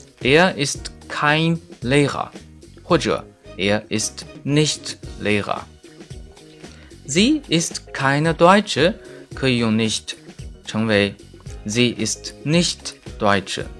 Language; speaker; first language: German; non-native, fluent; Chinese